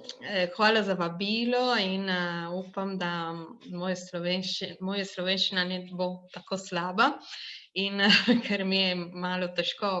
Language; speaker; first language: Slovenian; non-native, local second language; Italian